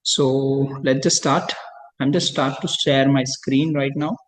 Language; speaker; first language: English; non-native, local second language; Gujarati